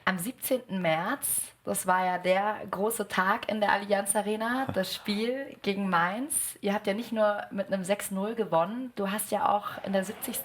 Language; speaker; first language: German; native; German